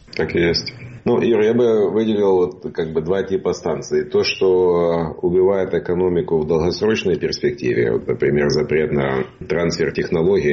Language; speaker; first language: Russian; native; Russian